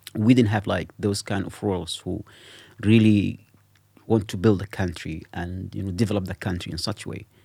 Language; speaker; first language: English; non-native, fluent; Arabic